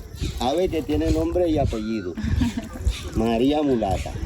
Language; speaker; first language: Spanish; native; Spanish